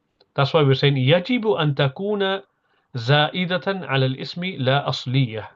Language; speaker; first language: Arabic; non-native, fluent; English